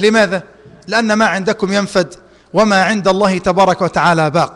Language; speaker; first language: Arabic; native; Arabic